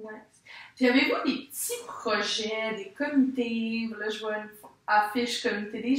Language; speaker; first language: French; native; French